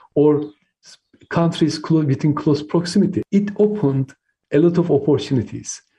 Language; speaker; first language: English; non-native, fluent; Turkish